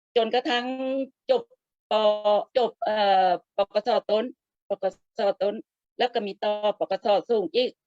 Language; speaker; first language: Thai; non-native, local second language; Lao